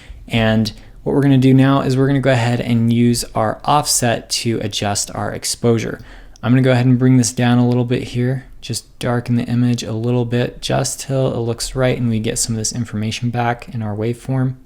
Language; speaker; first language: English; native; English